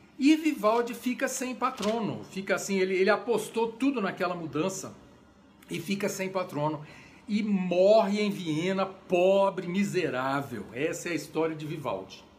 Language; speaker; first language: Portuguese; native; Portuguese